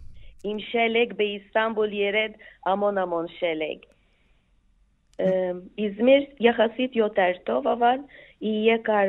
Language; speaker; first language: Hebrew; non-native, fluent; Turkish